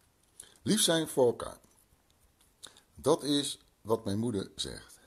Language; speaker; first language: Dutch; early bilingual, other home language; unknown